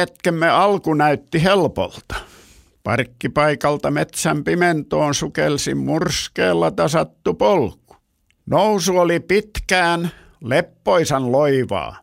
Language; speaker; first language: Finnish; native; Finnish